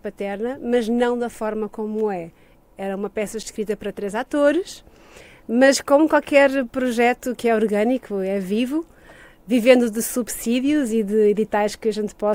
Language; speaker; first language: Portuguese; native; Portuguese